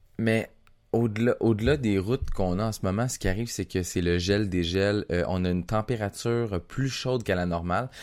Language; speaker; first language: French; native; French